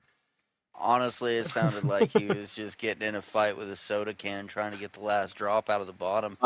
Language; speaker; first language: English; native; English